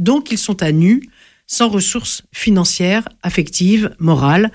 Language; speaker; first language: French; native; French